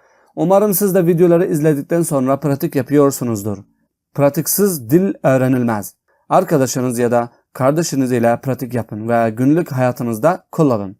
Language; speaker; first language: Turkish; non-native, fluent; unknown